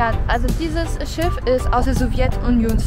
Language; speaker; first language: German; native; German